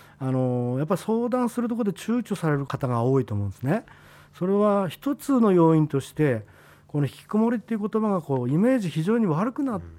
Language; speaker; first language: Japanese; native; Japanese